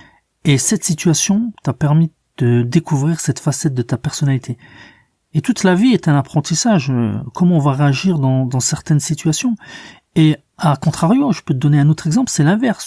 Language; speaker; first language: French; native; French